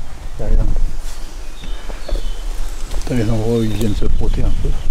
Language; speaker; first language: French; native; French